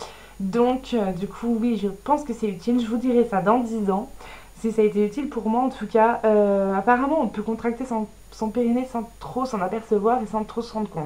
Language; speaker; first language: French; native; French